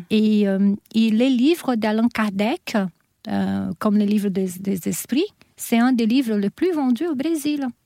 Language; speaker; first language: French; non-native, fluent; Portuguese